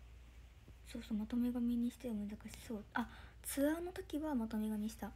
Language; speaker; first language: Japanese; native; Japanese